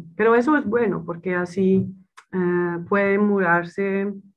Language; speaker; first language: Spanish; non-native, fluent; Dutch